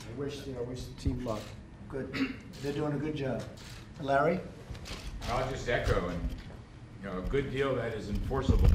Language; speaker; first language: English; native; English